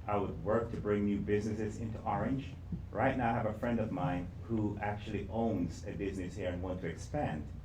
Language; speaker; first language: English; native; English